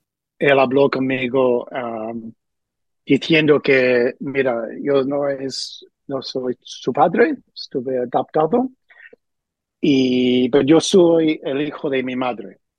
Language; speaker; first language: Spanish; early bilingual, heritage; Spanish